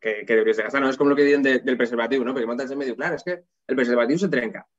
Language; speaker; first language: Spanish; non-native, local second language; Catalan